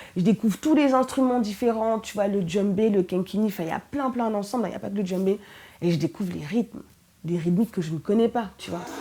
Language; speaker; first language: French; early bilingual, other home language; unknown